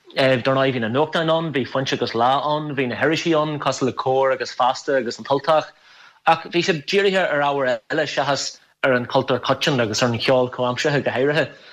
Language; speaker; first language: Irish; non-native, local second language; English